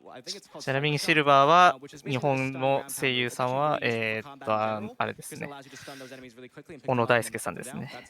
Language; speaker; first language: Japanese; native; Japanese